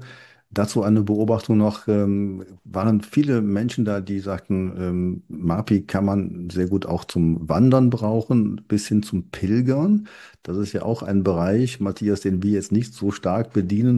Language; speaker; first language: German; native; German